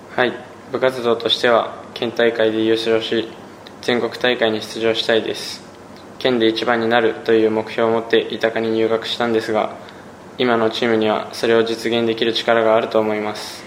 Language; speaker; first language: Japanese; native; Japanese